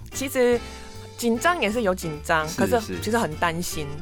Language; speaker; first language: Chinese; non-native, fluent; Korean